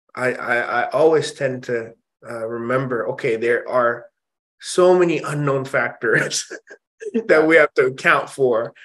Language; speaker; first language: English; early bilingual, other home language; Indonesian